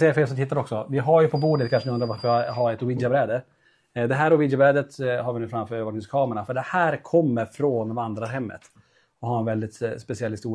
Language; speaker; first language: Swedish; native; Swedish